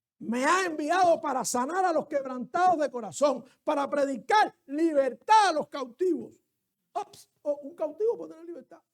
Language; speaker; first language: Spanish; native; Spanish